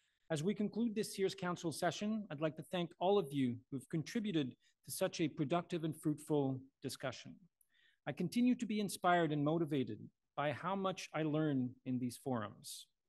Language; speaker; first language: English; non-native, local second language; French